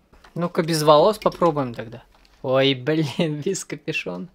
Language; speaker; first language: Russian; native; Russian